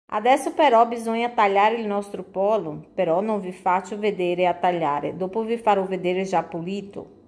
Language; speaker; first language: Italian; non-native, fluent; Portuguese